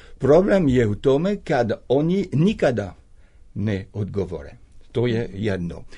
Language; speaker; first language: Serbian; non-native, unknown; French